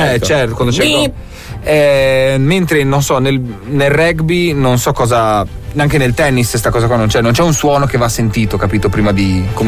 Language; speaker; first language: Italian; native; Italian